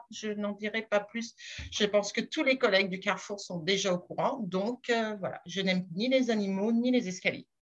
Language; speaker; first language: French; native; French